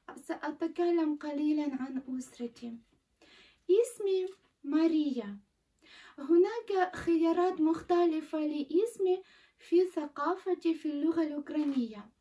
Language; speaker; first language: Arabic; non-native, fluent; Ukrainian